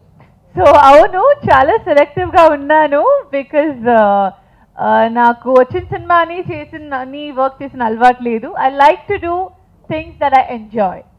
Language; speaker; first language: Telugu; non-native, fluent; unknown